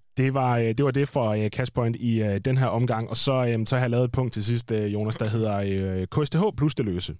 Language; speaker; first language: Danish; native; Danish